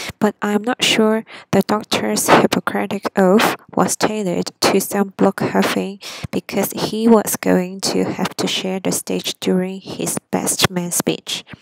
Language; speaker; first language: English; non-native, local second language; Cantonese